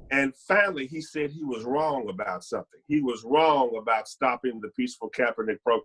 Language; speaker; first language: English; native; English